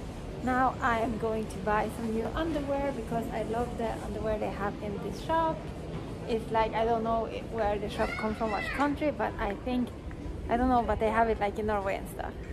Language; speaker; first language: English; non-native, fluent; Norwegian